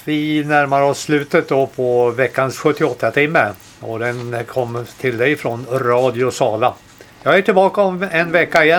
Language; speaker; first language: Swedish; native; Swedish